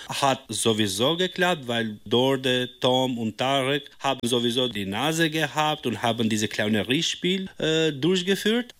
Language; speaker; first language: German; non-native, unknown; Albanian